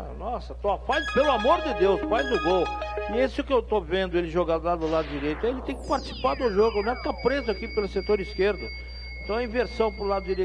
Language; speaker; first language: Portuguese; native; Portuguese